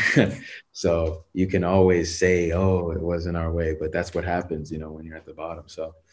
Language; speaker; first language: English; native; English